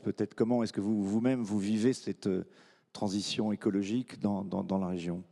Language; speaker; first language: French; native; French